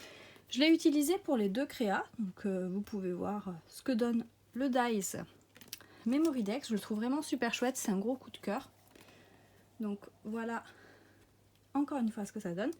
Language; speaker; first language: French; native; French